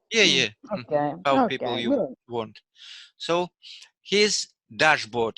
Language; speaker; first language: English; non-native, learner; Russian